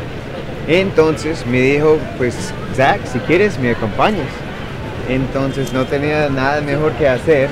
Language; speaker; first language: Spanish; non-native, fluent; English